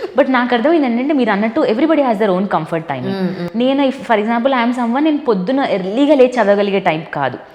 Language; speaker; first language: Telugu; native; Telugu